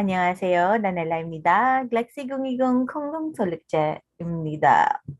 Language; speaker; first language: Korean; non-native, learner; English